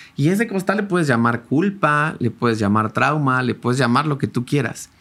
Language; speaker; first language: Spanish; native; Spanish